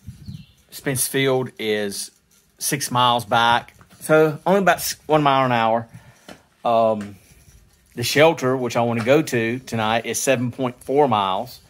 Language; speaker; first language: English; native; English